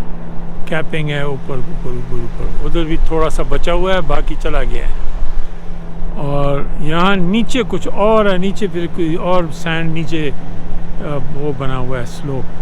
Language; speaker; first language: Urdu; non-native, local second language; Punjabi